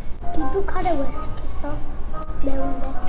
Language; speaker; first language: Korean; early bilingual, heritage; Korean